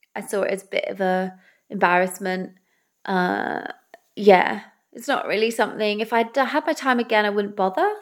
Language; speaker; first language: English; native; English